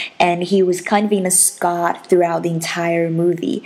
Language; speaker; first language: English; non-native, fluent; Chinese